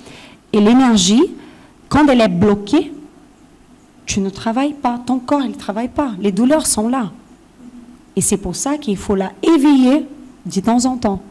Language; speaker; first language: French; non-native, fluent; Portuguese